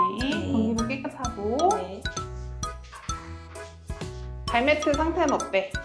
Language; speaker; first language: Korean; native; Korean